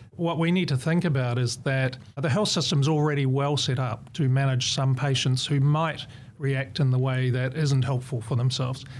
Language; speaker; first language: English; native; English